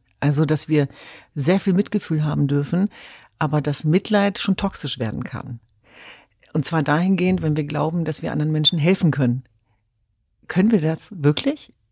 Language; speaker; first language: German; early bilingual, other home language; Kurdish